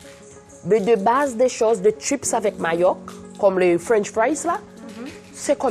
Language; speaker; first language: French; non-native, local second language; Seselwa Creole French